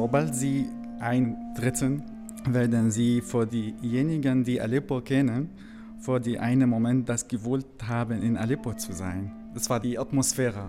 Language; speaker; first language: German; non-native, learner; Arabic